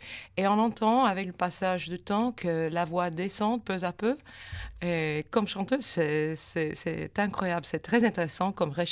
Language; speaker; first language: French; non-native, fluent; English